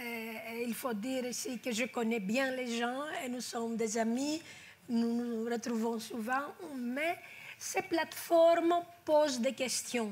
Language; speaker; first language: French; non-native, fluent; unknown